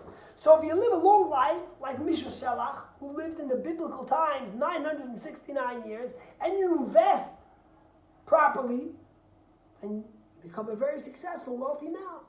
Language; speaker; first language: English; native; English